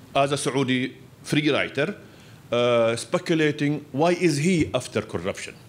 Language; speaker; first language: English; non-native, fluent; Arabic